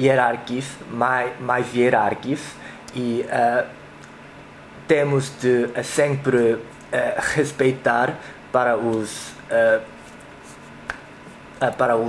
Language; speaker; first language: Portuguese; non-native, learner; Korean